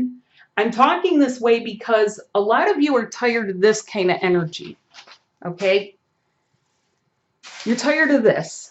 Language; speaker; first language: English; native; English